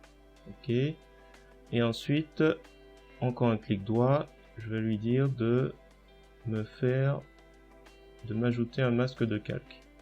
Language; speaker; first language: French; native; French